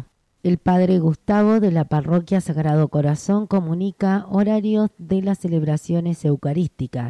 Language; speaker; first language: Spanish; native; Spanish